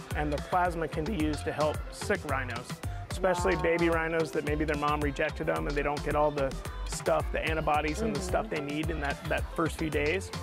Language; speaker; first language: English; native; English